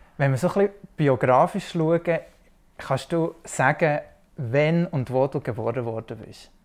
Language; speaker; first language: German; native; German